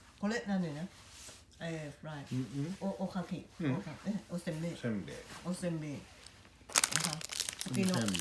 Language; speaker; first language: Japanese; non-native, learner; Thai